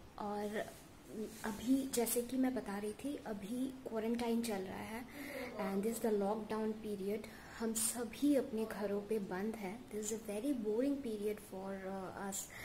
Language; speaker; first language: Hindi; non-native, local second language; Assamese